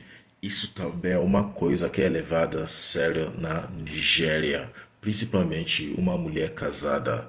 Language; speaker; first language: Portuguese; non-native, fluent; Igbo